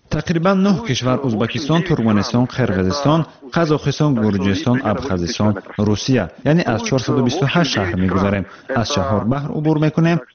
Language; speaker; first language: Tajik; native; Tajik